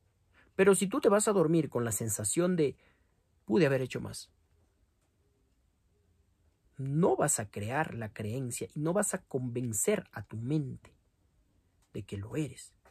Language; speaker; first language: Spanish; native; Spanish